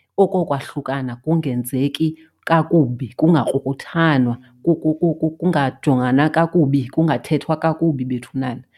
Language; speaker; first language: Xhosa; native; Xhosa